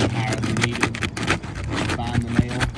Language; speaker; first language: English; native; English